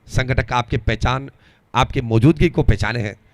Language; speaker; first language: Hindi; non-native, local second language; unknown